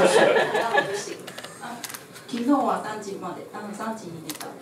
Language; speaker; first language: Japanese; non-native, fluent; Chinese